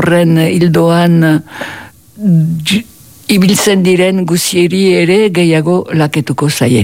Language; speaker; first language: Basque; native; Basque